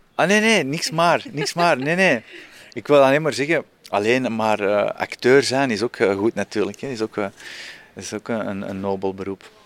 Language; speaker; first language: Dutch; native; Dutch